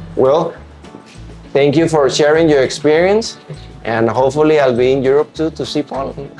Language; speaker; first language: English; non-native, fluent; Spanish